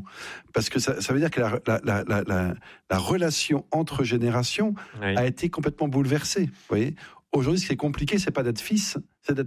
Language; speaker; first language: French; native; French